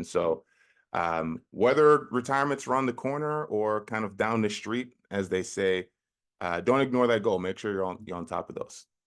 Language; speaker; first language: English; native; English